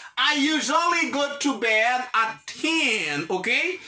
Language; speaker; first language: English; non-native, fluent; Haitian Creole